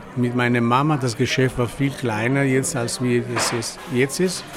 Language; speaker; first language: German; non-native, fluent; Italian